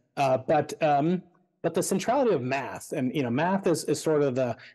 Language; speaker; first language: English; native; English